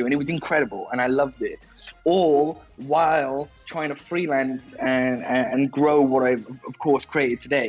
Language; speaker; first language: English; native; English